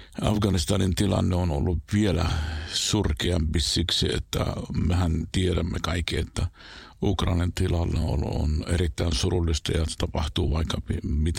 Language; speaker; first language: Finnish; non-native, fluent; Arabic